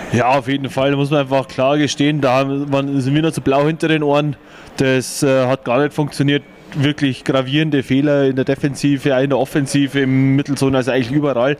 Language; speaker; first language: German; native; German